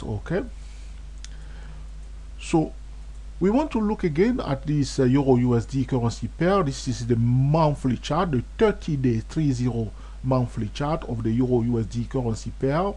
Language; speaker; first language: English; non-native, fluent; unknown